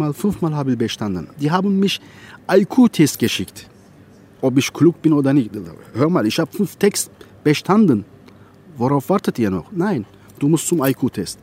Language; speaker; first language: German; non-native, learner; Turkish